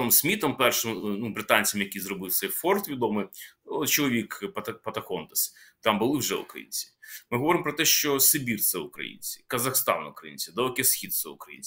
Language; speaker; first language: Ukrainian; native; Ukrainian